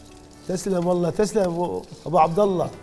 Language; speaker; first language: Arabic; native; Arabic